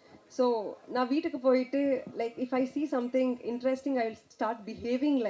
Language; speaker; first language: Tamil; non-native, fluent; Kannada